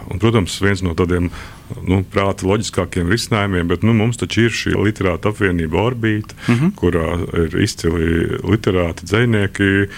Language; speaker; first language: Latvian; native; Latvian